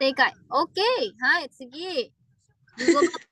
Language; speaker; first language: Japanese; non-native, fluent; Indonesian